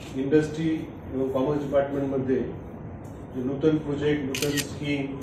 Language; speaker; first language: Hindi; non-native, local second language; Bangla